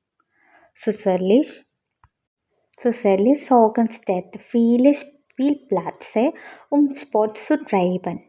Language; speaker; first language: German; non-native, learner; Malayalam